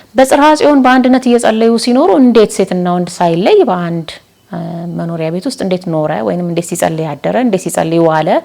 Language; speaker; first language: Amharic; native; Amharic